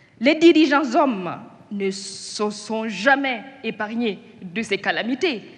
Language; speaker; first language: French; non-native, local second language; Mossi